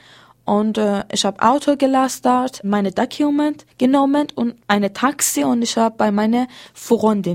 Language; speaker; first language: German; non-native, learner; Persian